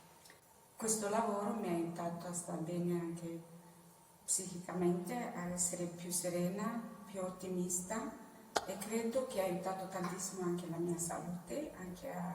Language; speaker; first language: Italian; non-native, fluent; Romanian